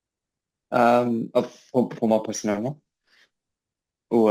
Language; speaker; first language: French; non-native, learner; English